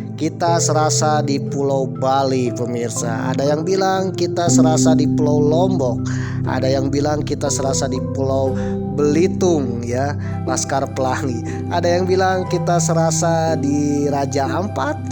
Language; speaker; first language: Indonesian; non-native, local second language; Sundanese